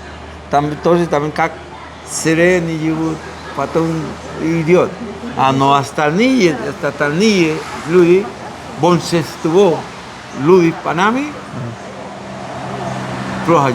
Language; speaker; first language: Russian; non-native, learner; Spanish